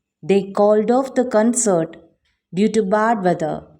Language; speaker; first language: English; non-native, local second language; Malayalam